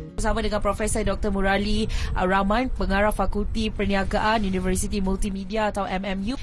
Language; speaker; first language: Malay; native; Malay